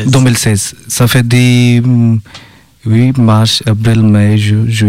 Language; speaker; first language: French; non-native, learner; Bangla